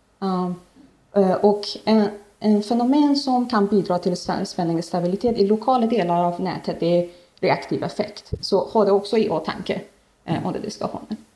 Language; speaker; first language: Swedish; non-native, fluent; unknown